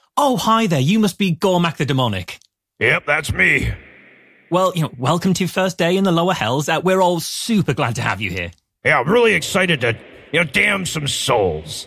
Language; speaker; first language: English; native; English